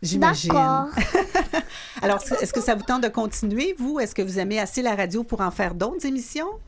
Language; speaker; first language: French; native; French